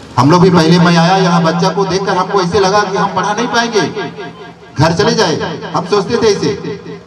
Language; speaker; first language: Hindi; non-native, local second language; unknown